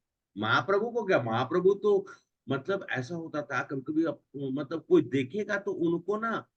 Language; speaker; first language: Hindi; native; Hindi